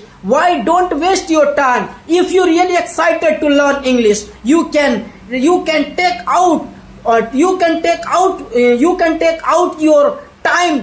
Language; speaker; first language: English; non-native, learner; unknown